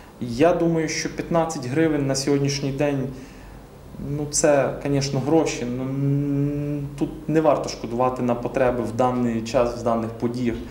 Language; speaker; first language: Ukrainian; native; Ukrainian